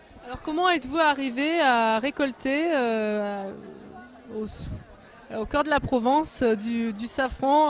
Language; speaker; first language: French; native; French